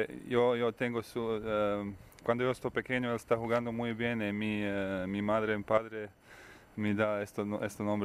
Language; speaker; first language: Spanish; non-native, learner; Bosnian